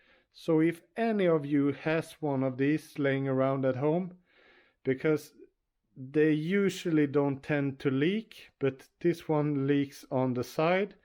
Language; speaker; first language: English; non-native, fluent; Swedish